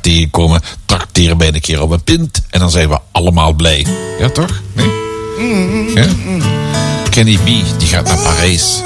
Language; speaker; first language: Dutch; native; Dutch